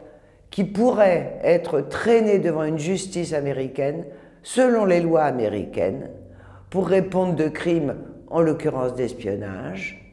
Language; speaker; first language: French; native; French